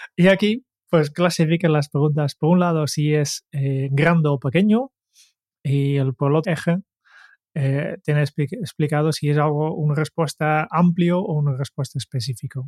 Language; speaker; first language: Spanish; non-native, fluent; Dutch